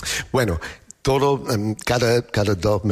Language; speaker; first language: Spanish; non-native, learner; English